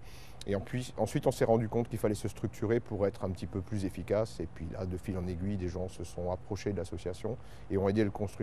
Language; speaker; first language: French; native; French